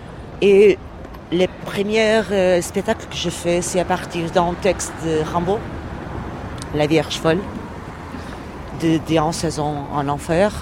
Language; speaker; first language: French; non-native, learner; Portuguese